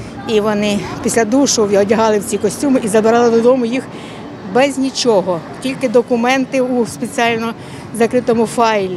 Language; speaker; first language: Ukrainian; native; Ukrainian